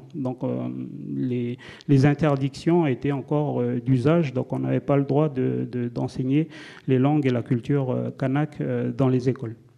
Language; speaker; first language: French; non-native, local second language; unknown